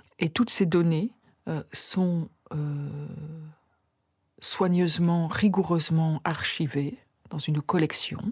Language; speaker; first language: French; native; French